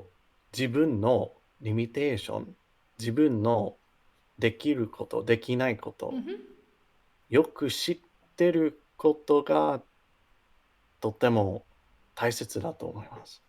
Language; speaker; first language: Japanese; non-native, learner; English